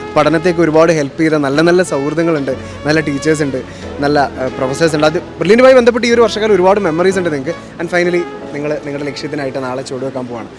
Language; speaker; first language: Malayalam; native; Malayalam